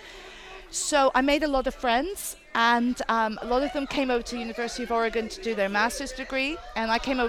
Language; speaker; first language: English; native; English